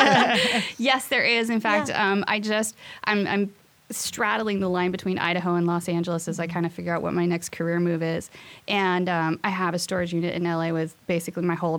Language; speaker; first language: English; native; English